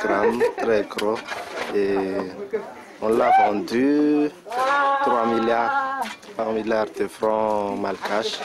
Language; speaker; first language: French; non-native, local second language; Malagasy